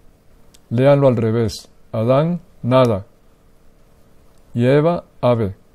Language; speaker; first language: Spanish; native; Spanish